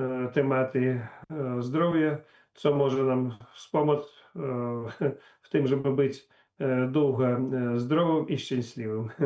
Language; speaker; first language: Polish; non-native, learner; Russian